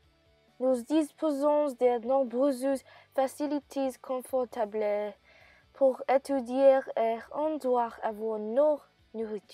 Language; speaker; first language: French; non-native, learner; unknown